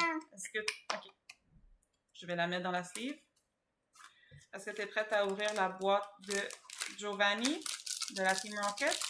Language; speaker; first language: French; native; French